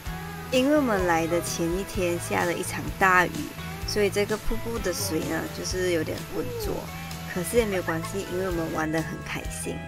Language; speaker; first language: Chinese; native; Chinese